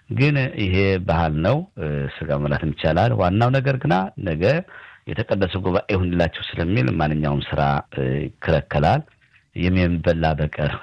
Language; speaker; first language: Amharic; native; Amharic